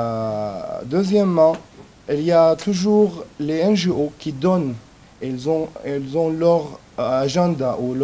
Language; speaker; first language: French; non-native, fluent; Arabic